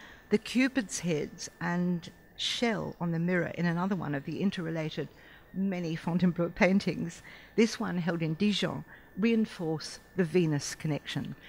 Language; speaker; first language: English; native; English